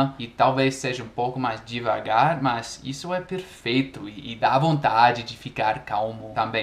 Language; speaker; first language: Portuguese; non-native, fluent; English